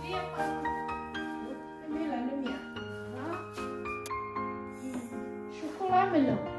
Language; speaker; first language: French; non-native, learner; Hmong